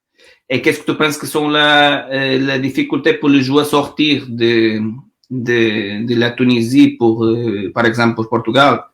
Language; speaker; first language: French; non-native, learner; Portuguese